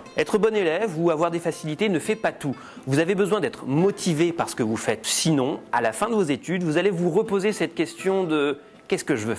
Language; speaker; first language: French; native; French